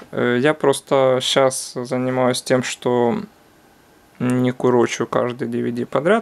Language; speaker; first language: Russian; non-native, local second language; Ukrainian